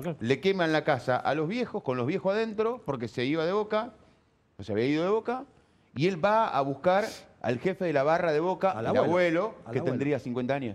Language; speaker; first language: Spanish; native; Spanish